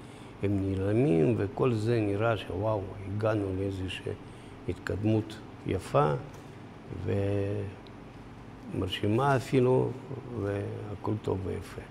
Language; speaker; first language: Hebrew; non-native, fluent; Russian